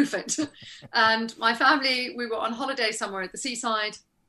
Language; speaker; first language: English; native; English